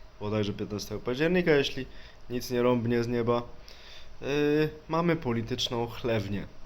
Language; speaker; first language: Polish; native; Polish